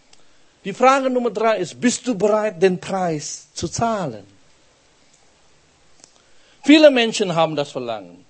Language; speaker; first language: German; non-native, fluent; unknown